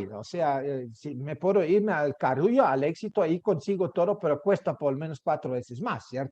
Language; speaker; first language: Spanish; native; Spanish